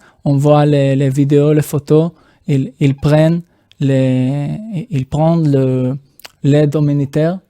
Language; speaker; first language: French; non-native, fluent; Hebrew